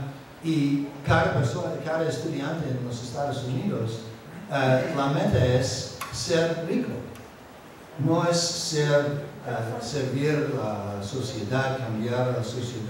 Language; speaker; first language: Spanish; non-native, fluent; English